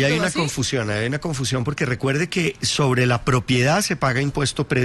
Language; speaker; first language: Spanish; native; Spanish